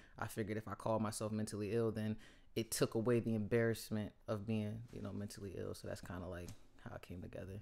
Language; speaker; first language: English; native; English